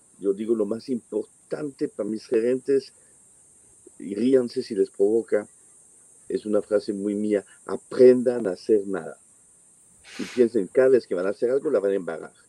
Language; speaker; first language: Spanish; non-native, fluent; French